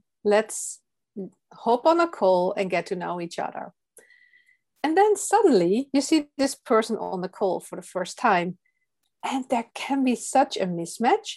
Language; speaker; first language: English; non-native, fluent; Dutch